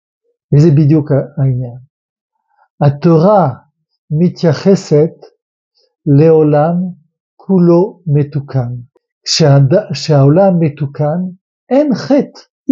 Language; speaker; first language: Hebrew; non-native, fluent; French